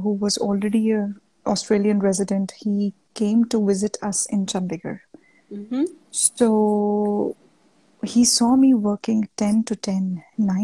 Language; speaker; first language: English; non-native, local second language; Punjabi